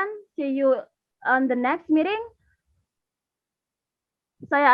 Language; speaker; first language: English; non-native, learner; Indonesian